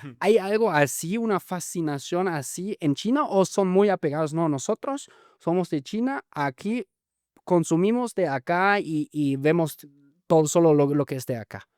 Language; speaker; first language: Spanish; non-native, fluent; German